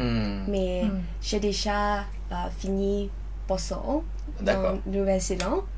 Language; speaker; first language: French; non-native, learner; Lao